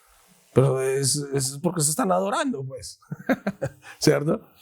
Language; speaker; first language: Spanish; native; Spanish